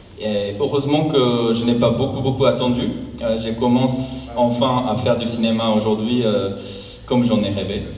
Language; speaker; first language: French; non-native, fluent; Japanese